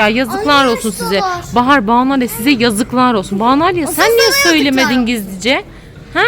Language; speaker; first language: Turkish; native; Turkish